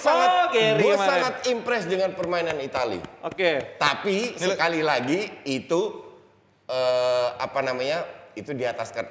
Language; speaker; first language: Indonesian; native; Indonesian